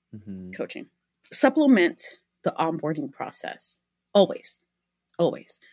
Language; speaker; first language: English; early bilingual, other home language; Spanish